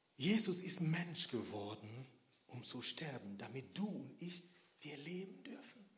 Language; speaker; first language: German; non-native, fluent; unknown